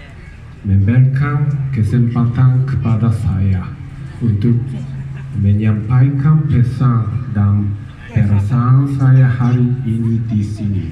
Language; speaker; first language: Indonesian; non-native, learner; Japanese